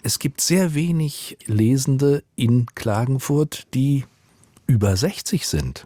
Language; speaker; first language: German; native; German